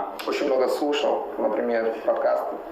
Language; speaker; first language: Russian; non-native, fluent; Italian